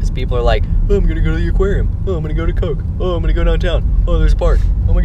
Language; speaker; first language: English; native; English